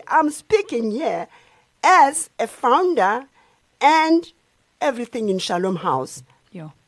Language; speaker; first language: English; non-native, local second language; Xhosa